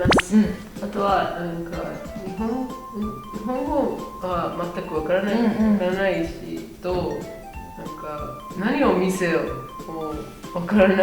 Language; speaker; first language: Japanese; non-native, learner; Spanish